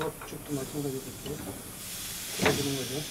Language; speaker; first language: Korean; native; Korean